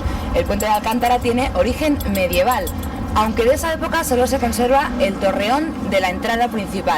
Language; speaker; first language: Spanish; native; Spanish